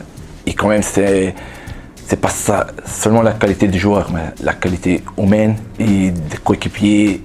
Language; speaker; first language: French; non-native, fluent; Portuguese